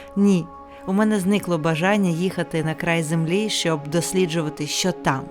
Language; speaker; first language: Ukrainian; non-native, local second language; Russian